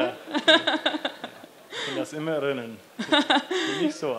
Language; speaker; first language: German; non-native, learner; English